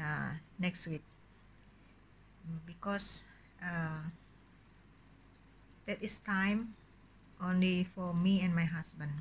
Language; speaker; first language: English; non-native, learner; Indonesian